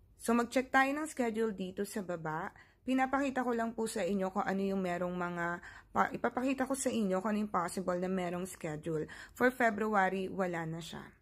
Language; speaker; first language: Filipino; native; Filipino